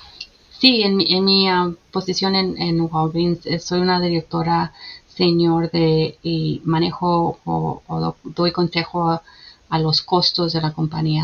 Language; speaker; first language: Spanish; early bilingual, heritage; Spanish